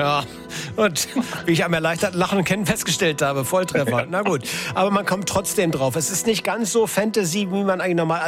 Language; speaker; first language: German; native; German